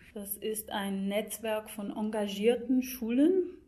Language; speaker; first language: German; non-native, fluent; English